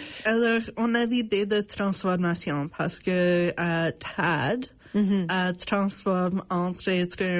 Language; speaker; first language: French; non-native, local second language; English